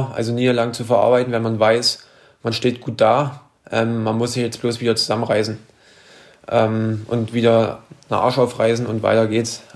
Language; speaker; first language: German; native; German